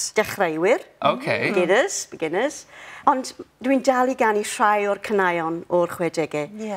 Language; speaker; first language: Welsh; non-native, local second language; English